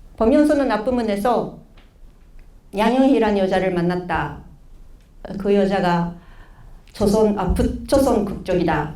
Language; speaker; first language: Korean; early bilingual, heritage; Korean